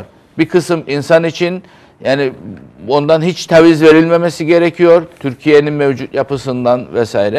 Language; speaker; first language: Turkish; native; Turkish